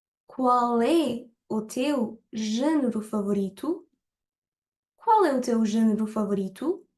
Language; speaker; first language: Portuguese; non-native, fluent; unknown